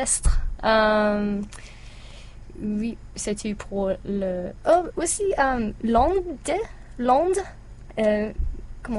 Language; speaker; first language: French; non-native, learner; English